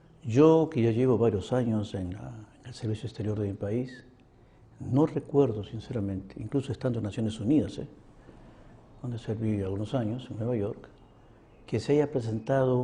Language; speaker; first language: Spanish; native; Spanish